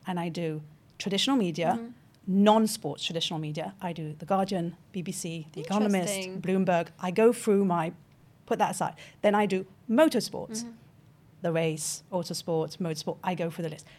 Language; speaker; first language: English; non-native, fluent; French